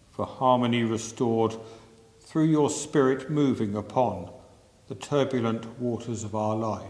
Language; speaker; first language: English; native; English